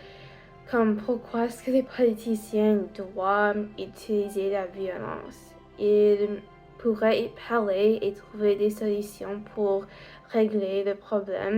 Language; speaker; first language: French; non-native, learner; English